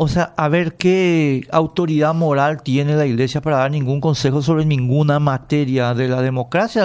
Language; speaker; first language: Spanish; native; Spanish